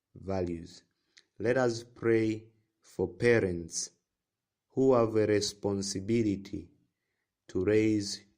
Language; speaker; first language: English; non-native, local second language; Swahili